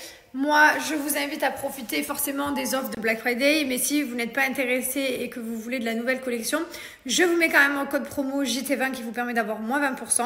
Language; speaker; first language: French; native; French